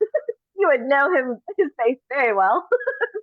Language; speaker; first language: English; native; English